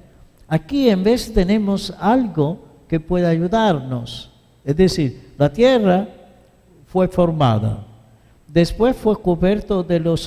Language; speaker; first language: Spanish; non-native, fluent; Italian